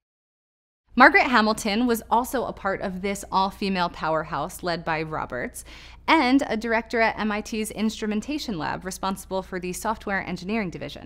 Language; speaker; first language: English; native; English